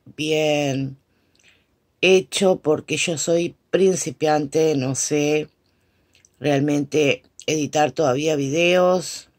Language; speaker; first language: Spanish; native; Spanish